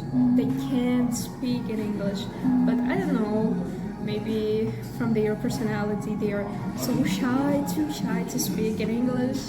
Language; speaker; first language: English; non-native, learner; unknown